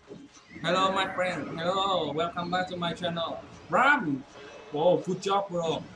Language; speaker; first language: English; non-native, learner; Vietnamese